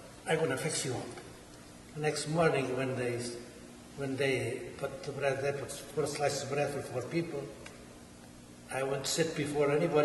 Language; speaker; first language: English; non-native, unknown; Portuguese